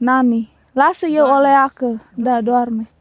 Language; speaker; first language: Romanian; non-native, learner; Indonesian